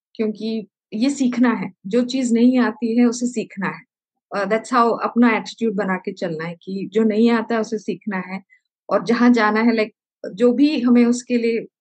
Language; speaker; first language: Hindi; non-native, local second language; Malayalam